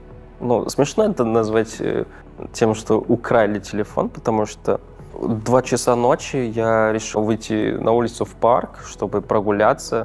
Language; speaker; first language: Russian; non-native, fluent; Korean